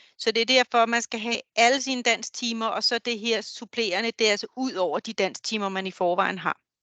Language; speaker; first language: Danish; native; Danish